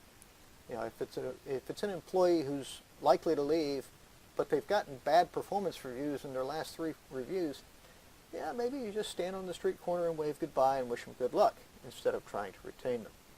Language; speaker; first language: English; native; English